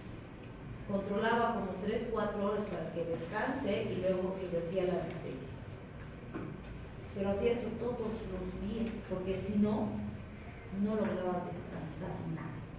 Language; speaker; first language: Spanish; native; Spanish